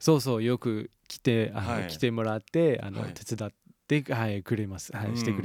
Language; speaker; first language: Japanese; non-native, fluent; English